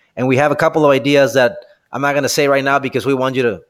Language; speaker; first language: English; non-native, fluent; Spanish